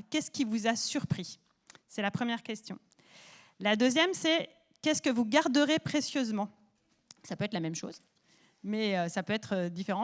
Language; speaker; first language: French; native; French